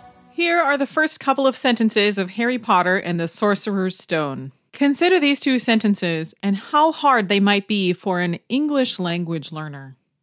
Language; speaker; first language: English; native; English